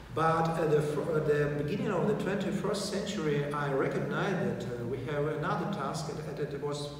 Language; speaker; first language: English; non-native, fluent; Ukrainian